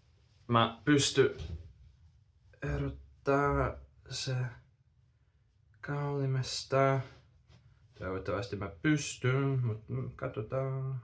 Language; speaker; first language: Finnish; non-native, fluent; Russian